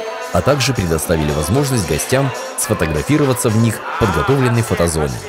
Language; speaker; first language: Russian; native; Russian